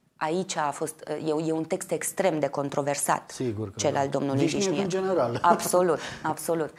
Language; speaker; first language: Romanian; native; Romanian